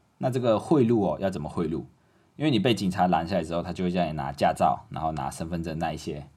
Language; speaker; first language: Chinese; native; Chinese